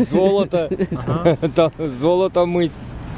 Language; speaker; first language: Russian; native; Russian